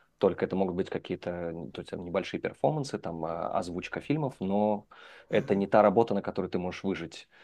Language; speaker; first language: Russian; native; Russian